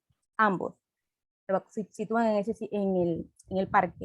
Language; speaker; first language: Spanish; native; Spanish